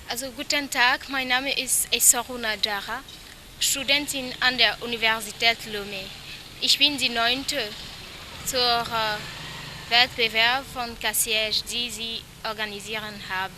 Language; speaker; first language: German; non-native, learner; French